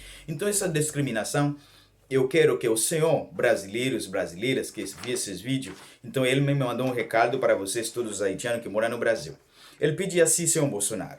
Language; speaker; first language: Portuguese; non-native, learner; Haitian Creole